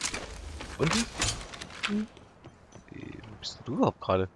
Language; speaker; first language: German; native; German